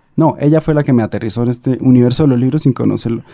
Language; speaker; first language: Spanish; native; Spanish